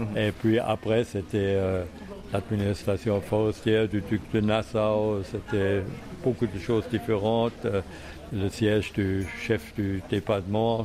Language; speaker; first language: French; non-native, fluent; German